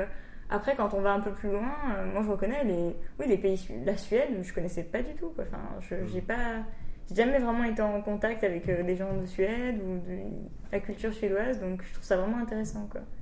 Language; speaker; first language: French; native; French